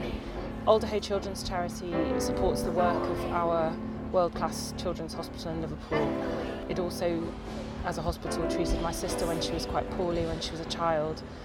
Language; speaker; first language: English; native; English